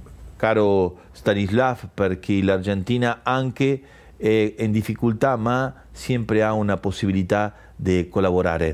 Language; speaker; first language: Italian; non-native, learner; Spanish